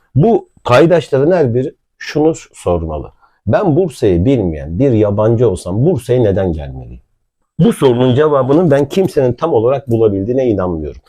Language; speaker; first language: Turkish; native; Turkish